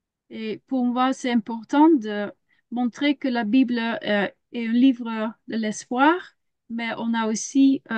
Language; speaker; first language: French; non-native, learner; Dutch